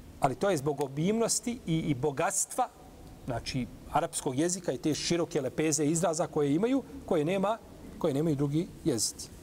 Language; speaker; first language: Bosnian; native; Bosnian